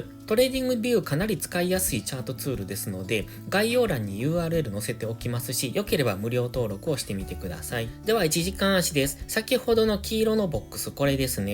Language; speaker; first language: Japanese; native; Japanese